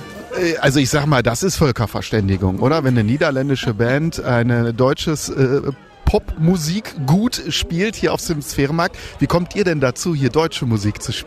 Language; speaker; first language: German; native; German